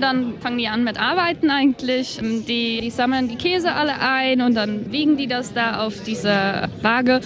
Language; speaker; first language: German; non-native, learner; Dutch